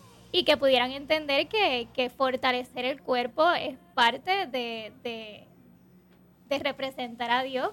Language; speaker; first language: Spanish; native; Spanish